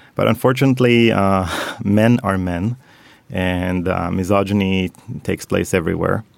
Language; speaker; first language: English; non-native, fluent; Hebrew